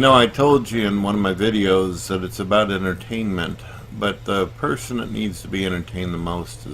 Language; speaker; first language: English; native; English